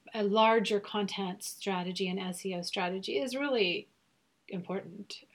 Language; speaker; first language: English; non-native, fluent; German